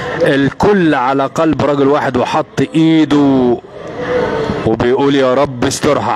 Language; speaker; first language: Arabic; native; Arabic